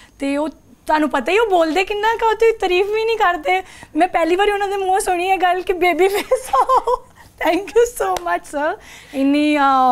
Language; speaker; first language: Punjabi; native; Punjabi